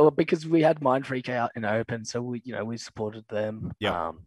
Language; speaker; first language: English; native; English